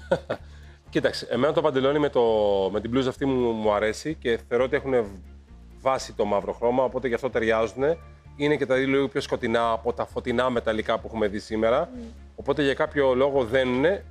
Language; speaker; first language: Greek; native; Greek